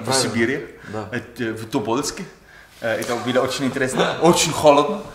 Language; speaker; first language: Russian; non-native, learner; German